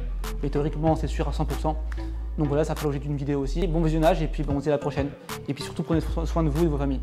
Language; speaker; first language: French; native; French